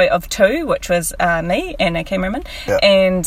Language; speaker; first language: English; native; English